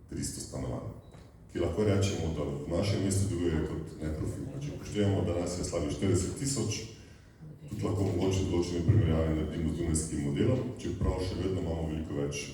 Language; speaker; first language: Slovenian; native; Slovenian